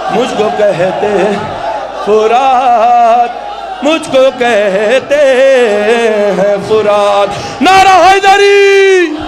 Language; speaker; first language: Urdu; native; Urdu